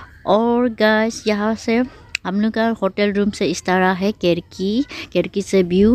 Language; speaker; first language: Hindi; non-native, local second language; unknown